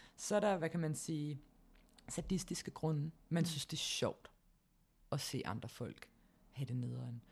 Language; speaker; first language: Danish; native; Danish